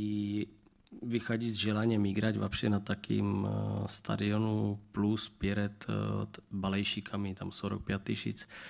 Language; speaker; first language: Russian; non-native, learner; Czech